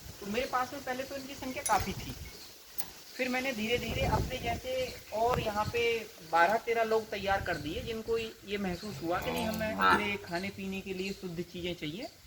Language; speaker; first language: Hindi; native; Hindi